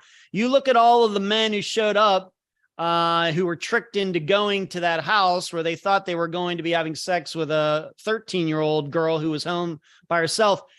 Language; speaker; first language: English; native; English